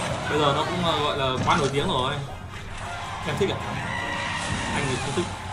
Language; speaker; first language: Vietnamese; native; Vietnamese